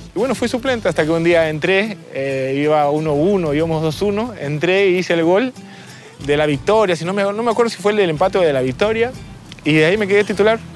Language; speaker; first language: Spanish; native; Spanish